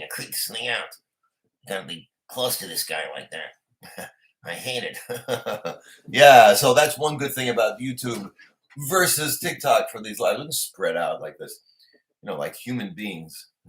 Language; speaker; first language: English; native; English